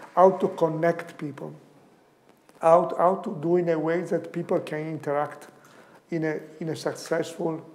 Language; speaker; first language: English; non-native, fluent; Italian